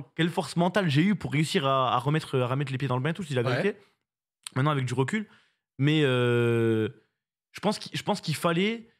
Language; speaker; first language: French; native; French